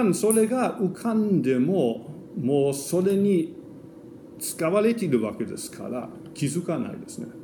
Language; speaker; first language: Japanese; non-native, fluent; German